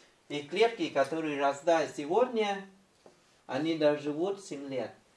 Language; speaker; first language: Russian; non-native, fluent; Thai